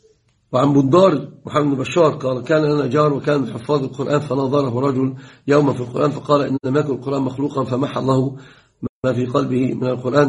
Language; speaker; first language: Arabic; native; Arabic